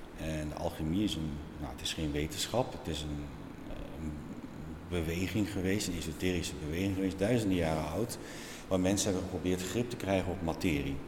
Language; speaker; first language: Dutch; native; Dutch